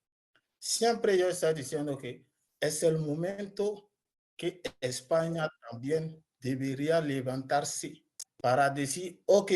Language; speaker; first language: Spanish; non-native, learner; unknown